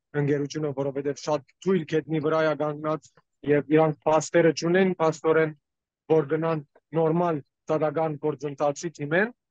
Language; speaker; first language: Armenian; early bilingual, heritage; Armenian